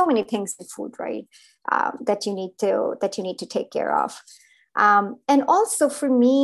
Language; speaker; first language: English; non-native, local second language; Hindi